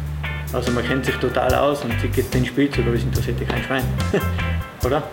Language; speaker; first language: German; native; German